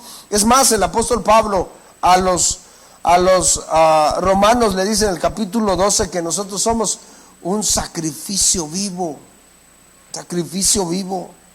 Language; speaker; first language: Spanish; native; Spanish